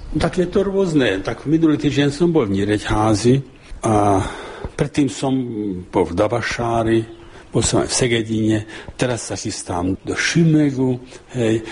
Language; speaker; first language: Slovak; non-native, local second language; Hungarian